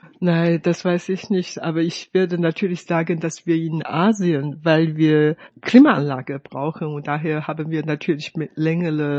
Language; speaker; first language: German; non-native, fluent; Chinese